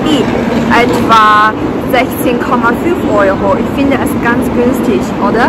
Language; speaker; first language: German; non-native, fluent; Chinese